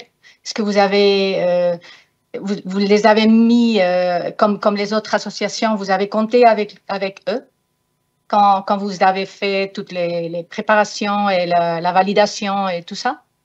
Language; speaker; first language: French; non-native, fluent; Spanish